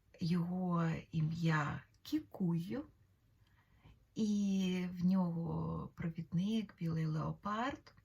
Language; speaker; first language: Ukrainian; native; Ukrainian